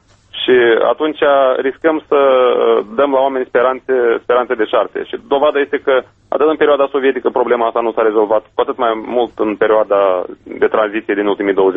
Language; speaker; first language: Romanian; native; Romanian